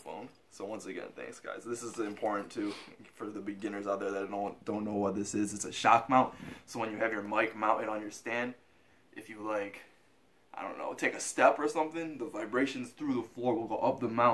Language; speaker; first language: English; native; English